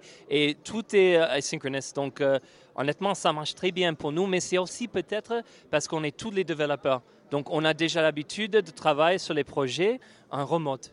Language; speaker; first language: French; non-native, fluent; English